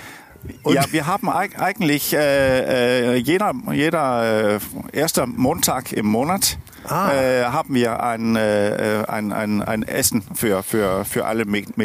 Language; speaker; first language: German; non-native, learner; Danish